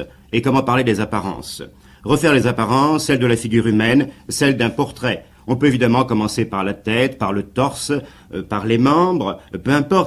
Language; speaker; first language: French; native; French